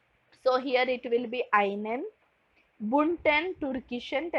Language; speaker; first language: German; non-native, fluent; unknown